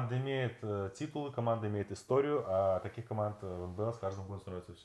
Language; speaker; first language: Russian; native; Russian